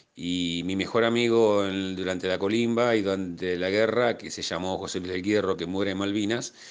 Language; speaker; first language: Spanish; native; Spanish